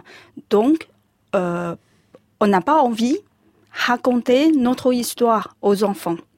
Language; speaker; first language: French; non-native, fluent; Chinese